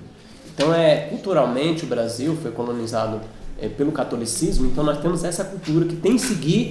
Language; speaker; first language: Portuguese; native; Portuguese